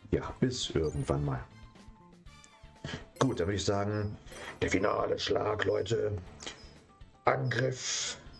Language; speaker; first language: German; native; German